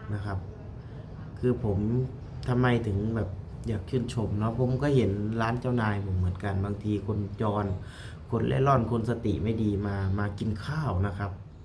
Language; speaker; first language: Thai; native; Thai